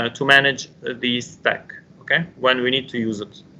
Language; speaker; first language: English; non-native, local second language; Arabic